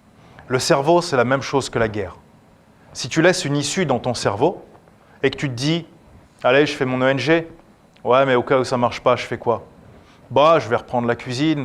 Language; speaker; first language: French; native; French